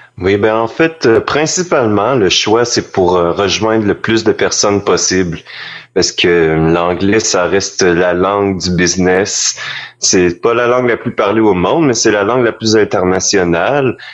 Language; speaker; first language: French; native; French